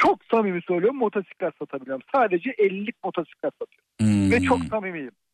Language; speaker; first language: Turkish; native; Turkish